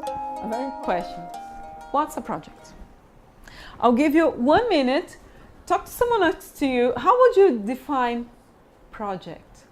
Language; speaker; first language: English; non-native, fluent; Portuguese